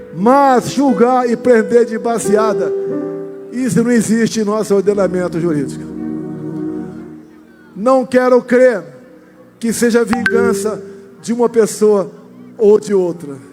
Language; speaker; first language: Portuguese; native; Portuguese